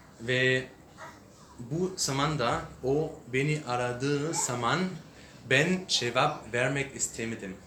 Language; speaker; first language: Turkish; non-native, learner; English